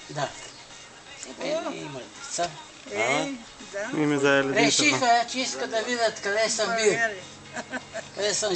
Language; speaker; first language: Bulgarian; early bilingual, heritage; Bulgarian